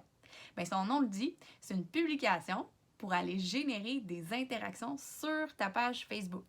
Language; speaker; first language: French; native; French